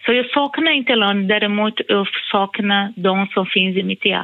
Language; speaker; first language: Swedish; non-native, fluent; Portuguese